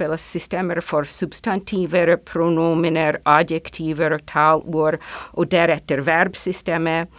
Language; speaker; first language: Norwegian; non-native, fluent; English